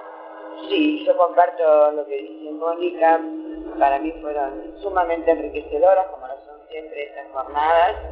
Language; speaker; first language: Spanish; native; Spanish